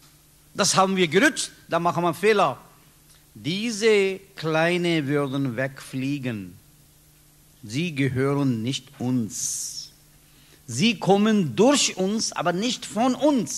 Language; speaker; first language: German; non-native, learner; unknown